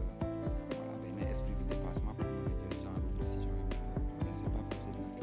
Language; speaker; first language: French; non-native, local second language; Wolof